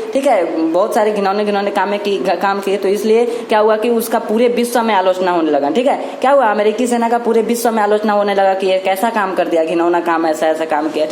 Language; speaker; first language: Hindi; native; Hindi